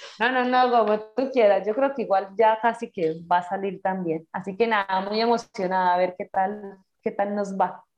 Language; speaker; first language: Spanish; native; Spanish